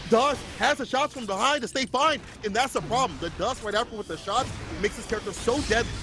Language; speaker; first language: English; native; English